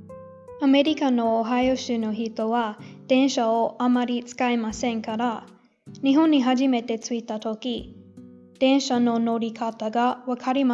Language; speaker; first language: Japanese; non-native, learner; English